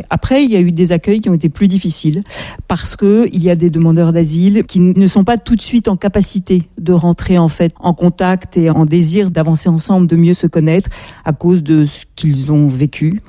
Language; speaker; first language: French; native; French